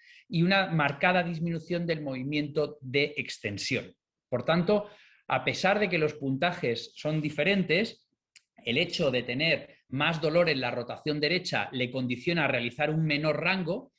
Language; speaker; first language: Spanish; native; Spanish